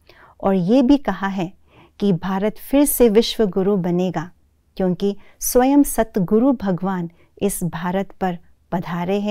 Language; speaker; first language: Hindi; native; Hindi